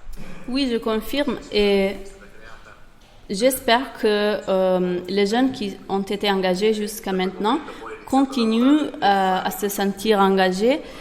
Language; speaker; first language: French; non-native, fluent; Italian